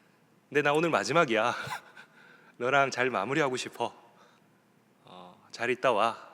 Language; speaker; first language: Korean; native; Korean